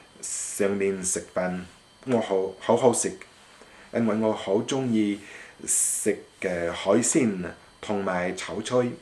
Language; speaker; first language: Chinese; non-native, fluent; French